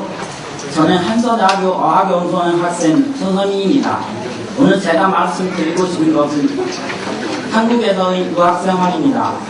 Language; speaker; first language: Korean; non-native, learner; Chinese